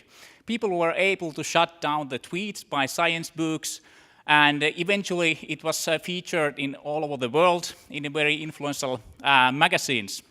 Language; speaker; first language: English; non-native, fluent; Finnish